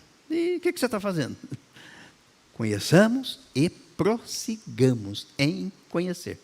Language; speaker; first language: Portuguese; native; Portuguese